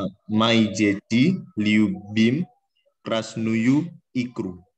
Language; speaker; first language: Russian; non-native, learner; Indonesian